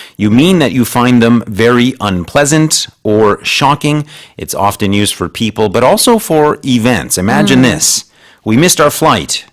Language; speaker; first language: English; native; English